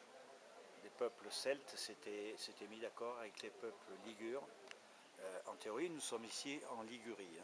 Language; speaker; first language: French; native; French